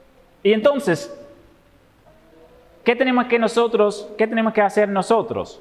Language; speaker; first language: Spanish; non-native, fluent; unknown